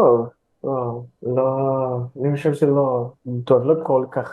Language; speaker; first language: Hebrew; non-native, learner; Portuguese